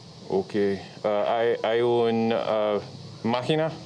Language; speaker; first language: Spanish; non-native, learner; English